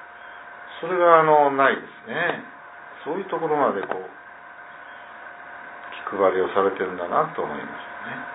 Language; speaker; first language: Japanese; native; Japanese